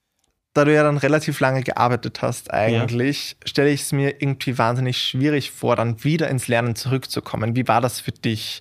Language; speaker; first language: German; native; German